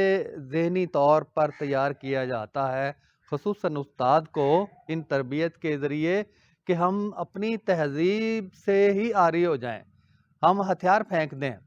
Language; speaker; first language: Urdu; non-native, local second language; Punjabi